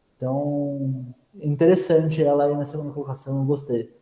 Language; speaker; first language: Portuguese; native; Portuguese